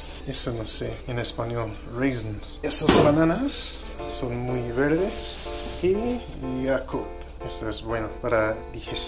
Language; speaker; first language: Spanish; non-native, learner; English